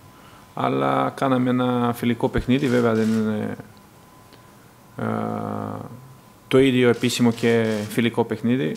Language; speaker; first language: Greek; non-native, fluent; Serbian